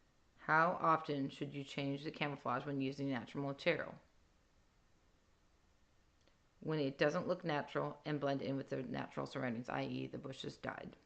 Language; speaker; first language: English; native; English